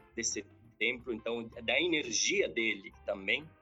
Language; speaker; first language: Portuguese; non-native, fluent; Italian